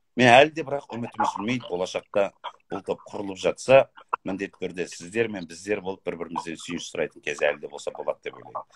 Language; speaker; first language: Kazakh; native; Kazakh